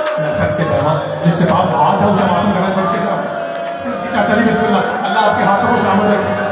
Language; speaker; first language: Urdu; non-native, local second language; Punjabi